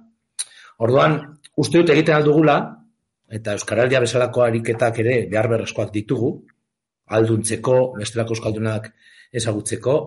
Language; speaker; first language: Basque; native; Basque